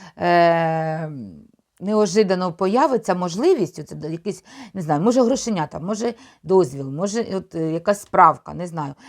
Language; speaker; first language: Ukrainian; non-native, local second language; Russian